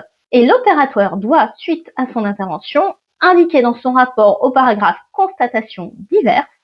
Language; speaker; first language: French; native; French